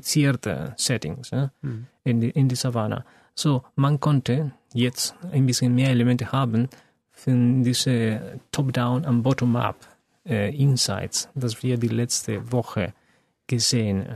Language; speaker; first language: German; non-native, learner; Spanish